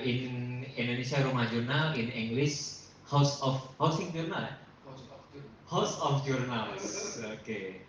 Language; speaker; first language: English; non-native, learner; Indonesian